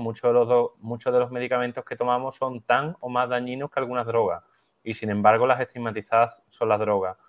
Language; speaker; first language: Spanish; native; Spanish